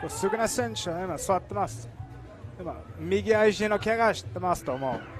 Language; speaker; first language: Japanese; non-native, learner; English